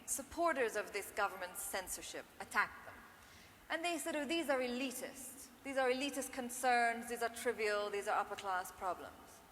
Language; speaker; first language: English; non-native, local second language; Urdu